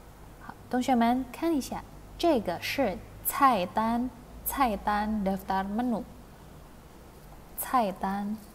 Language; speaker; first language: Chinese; non-native, fluent; Indonesian